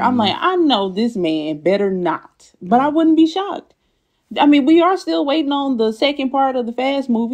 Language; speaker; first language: English; native; English